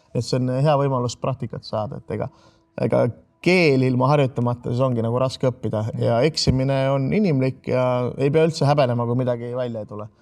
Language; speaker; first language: Estonian; native; Estonian